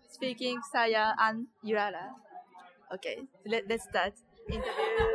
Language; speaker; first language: English; non-native, learner; Japanese